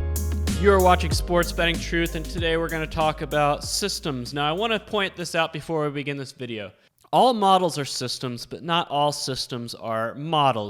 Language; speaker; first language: English; native; English